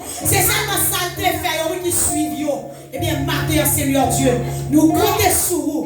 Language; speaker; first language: French; non-native, local second language; Haitian Creole